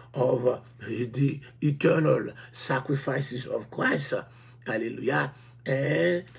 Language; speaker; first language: English; non-native, fluent; Haitian Creole